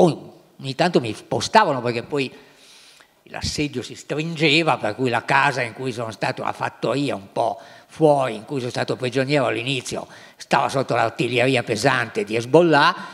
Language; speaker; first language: Italian; native; Italian